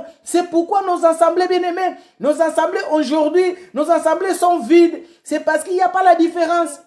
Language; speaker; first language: French; non-native, local second language; Lingala